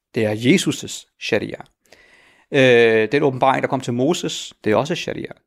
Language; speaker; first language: Danish; early bilingual, other home language; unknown